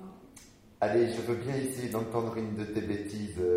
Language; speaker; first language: French; native; French